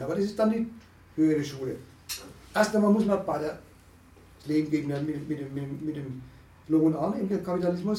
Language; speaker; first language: German; native; German